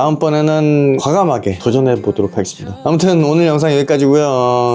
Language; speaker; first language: Korean; native; Korean